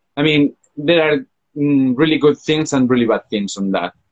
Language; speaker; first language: English; non-native, fluent; Spanish